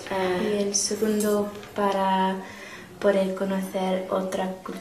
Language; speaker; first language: Spanish; non-native, learner; English